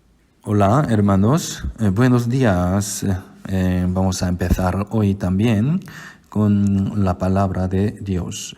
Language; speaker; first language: Spanish; non-native, fluent; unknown